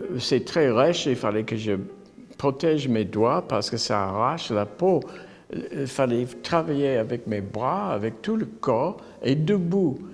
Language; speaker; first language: French; non-native, fluent; English